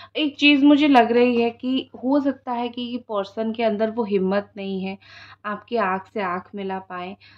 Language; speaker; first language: Hindi; non-native, local second language; Odia